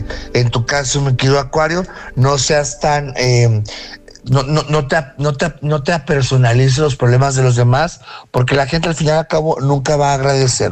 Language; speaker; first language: Spanish; native; Spanish